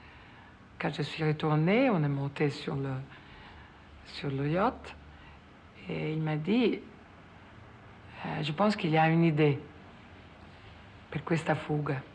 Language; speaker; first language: French; non-native, fluent; Italian